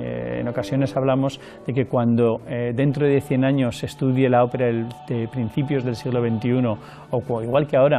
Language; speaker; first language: Spanish; native; Spanish